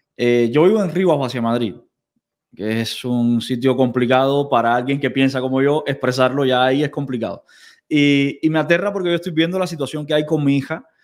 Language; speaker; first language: Spanish; native; Spanish